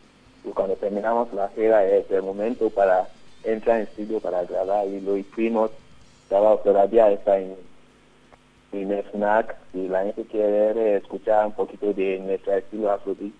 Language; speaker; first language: Spanish; non-native, learner; Yoruba